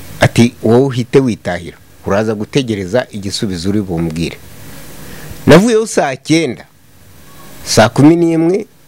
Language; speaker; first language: Kinyarwanda; native; Kinyarwanda